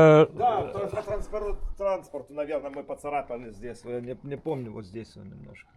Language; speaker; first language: Russian; non-native, learner; Lithuanian